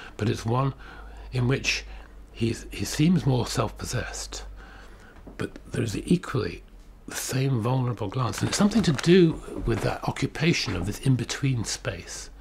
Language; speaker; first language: English; native; English